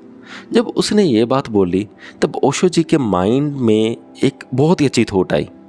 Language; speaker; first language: Hindi; native; Hindi